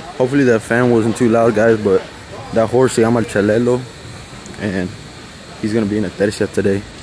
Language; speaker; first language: English; early bilingual, other home language; Spanish